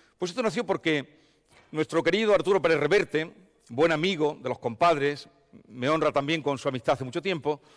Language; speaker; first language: Spanish; native; Spanish